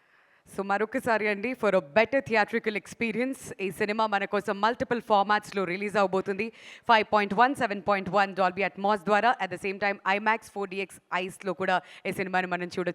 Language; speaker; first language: Telugu; native; Telugu